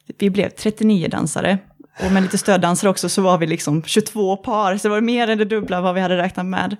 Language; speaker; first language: Swedish; native; Swedish